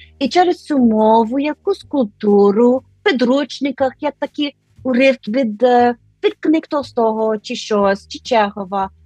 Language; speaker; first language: Ukrainian; non-native, fluent; English